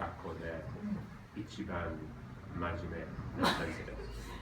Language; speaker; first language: Japanese; non-native, learner; English